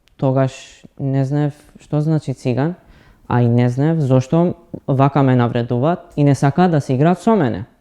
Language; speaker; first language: Macedonian; non-native, local second language; Romany